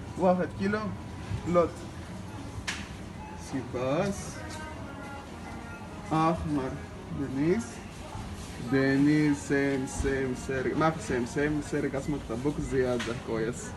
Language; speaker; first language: Arabic; non-native, learner; Greek